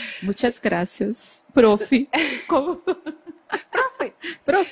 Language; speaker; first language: Spanish; non-native, learner; Portuguese